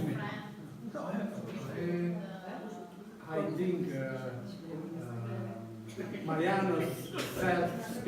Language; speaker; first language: English; non-native, learner; Italian